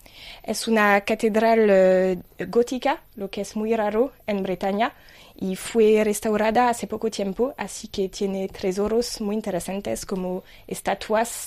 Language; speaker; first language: Spanish; non-native, fluent; French